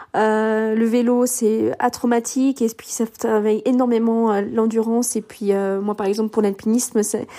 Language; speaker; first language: French; early bilingual, other home language; English